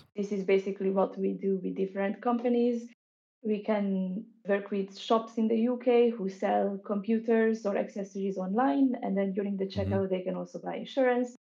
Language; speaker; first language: English; non-native, fluent; Hungarian